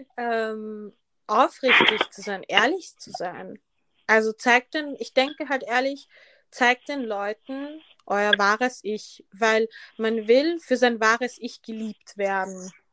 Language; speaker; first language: German; early bilingual, other home language; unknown